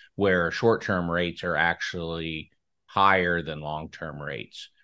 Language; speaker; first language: English; native; English